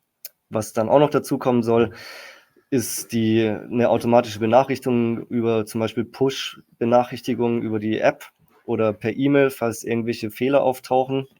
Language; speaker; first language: German; native; German